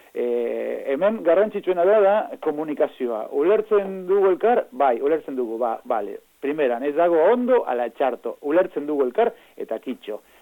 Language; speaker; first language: Basque; non-native, fluent; Spanish